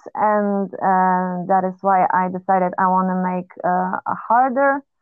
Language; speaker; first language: English; non-native, fluent; Polish